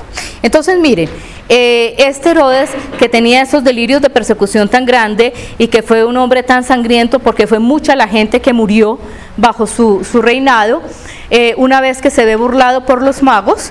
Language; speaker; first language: Spanish; native; Spanish